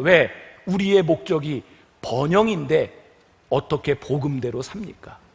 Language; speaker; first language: Korean; native; Korean